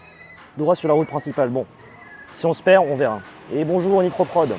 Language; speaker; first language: French; native; French